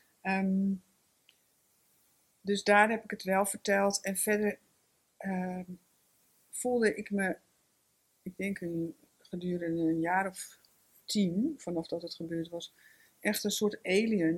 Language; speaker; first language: Dutch; native; Dutch